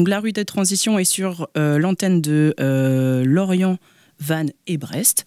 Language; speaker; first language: French; native; French